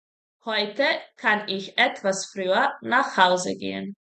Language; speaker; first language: German; non-native, fluent; Serbian